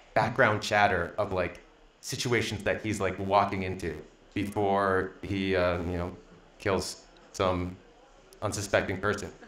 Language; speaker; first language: English; native; English